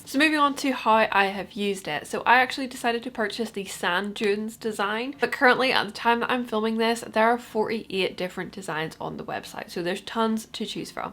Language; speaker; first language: English; native; English